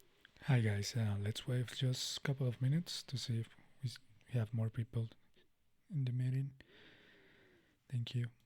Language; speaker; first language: English; non-native, fluent; Spanish